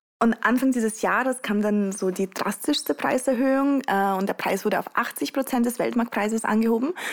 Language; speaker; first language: German; early bilingual, other home language; Russian